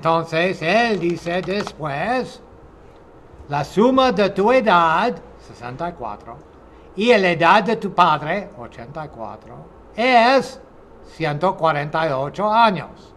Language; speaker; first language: Spanish; non-native, fluent; English